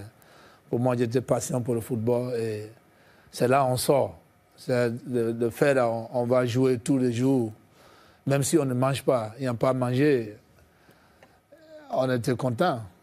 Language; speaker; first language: French; non-native, fluent; English